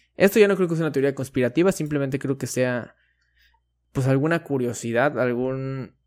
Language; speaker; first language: Spanish; native; Spanish